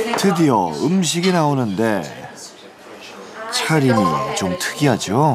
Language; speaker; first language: Korean; native; Korean